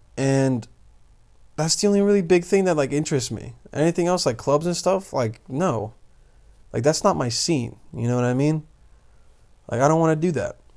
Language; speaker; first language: English; early bilingual, other home language; Bosnian